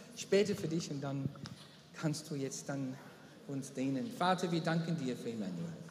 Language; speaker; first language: German; native; German